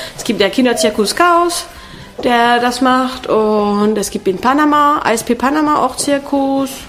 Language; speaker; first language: German; non-native, fluent; French